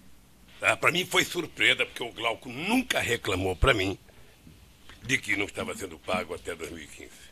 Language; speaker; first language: Portuguese; native; Portuguese